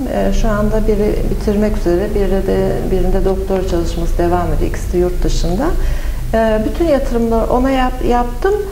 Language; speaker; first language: Turkish; native; Turkish